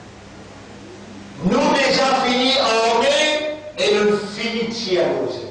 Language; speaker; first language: French; non-native, local second language; Morisyen